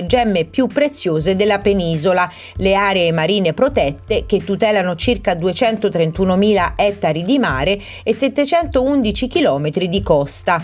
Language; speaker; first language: Italian; native; Italian